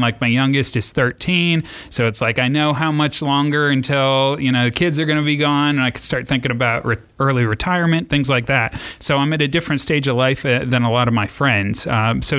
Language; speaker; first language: English; native; English